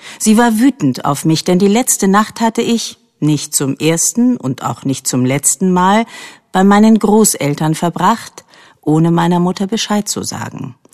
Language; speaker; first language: German; native; German